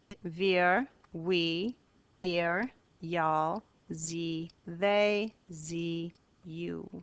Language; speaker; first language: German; non-native, fluent; English